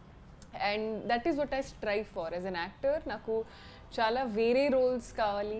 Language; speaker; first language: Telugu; non-native, learner; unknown